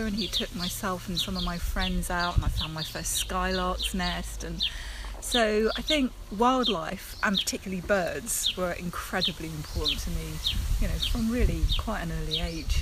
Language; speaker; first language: English; native; English